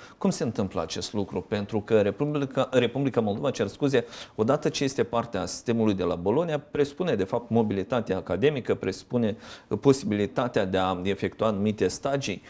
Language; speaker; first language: Romanian; native; Romanian